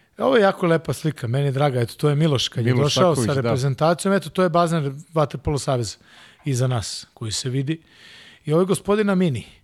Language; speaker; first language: Serbian; non-native, local second language; Hungarian